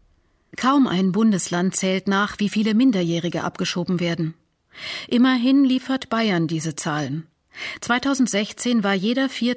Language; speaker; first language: German; native; German